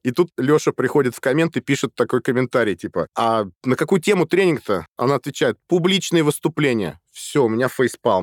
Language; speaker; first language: Russian; native; Russian